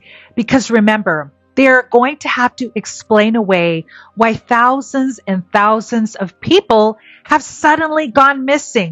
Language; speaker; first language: English; native; English